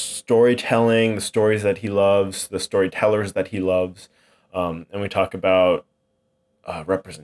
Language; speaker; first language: English; native; English